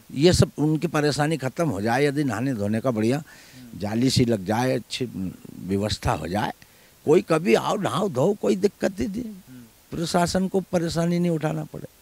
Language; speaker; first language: Hindi; native; Hindi